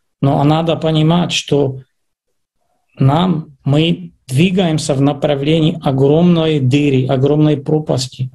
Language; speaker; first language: Russian; non-native, fluent; Czech